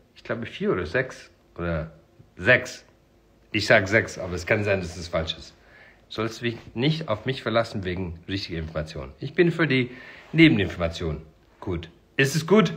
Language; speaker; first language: German; non-native, fluent; English